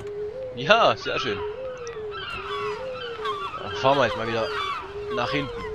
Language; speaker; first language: German; native; German